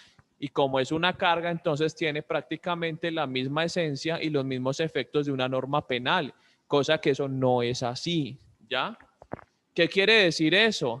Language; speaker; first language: Spanish; native; Spanish